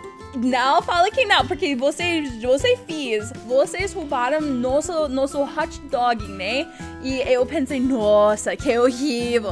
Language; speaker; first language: Portuguese; non-native, learner; English